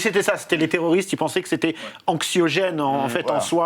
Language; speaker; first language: French; native; French